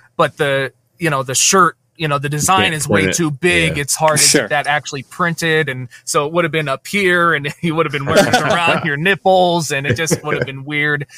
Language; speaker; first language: English; native; English